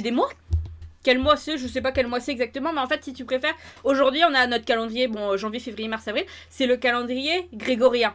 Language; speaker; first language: French; native; French